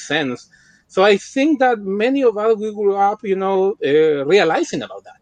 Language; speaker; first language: English; non-native, fluent; Spanish